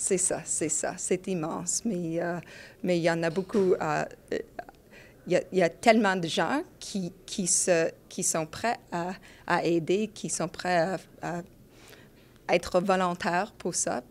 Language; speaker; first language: French; non-native, learner; English